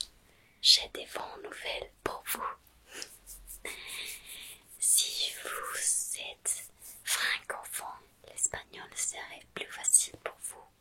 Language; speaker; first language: French; non-native, fluent; Spanish